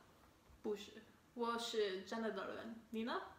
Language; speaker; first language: Chinese; non-native, learner; English